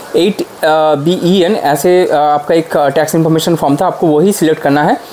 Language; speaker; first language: Hindi; non-native, local second language; Bangla